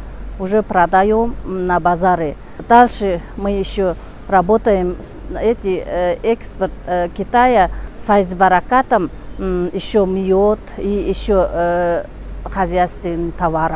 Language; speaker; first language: Russian; non-native, learner; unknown